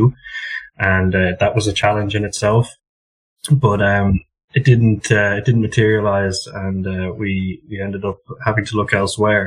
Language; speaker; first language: English; native; English